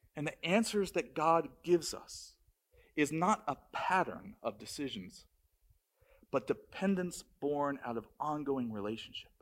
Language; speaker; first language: English; native; English